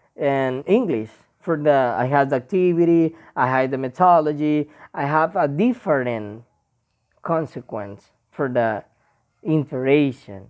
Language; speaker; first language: English; non-native, learner; Spanish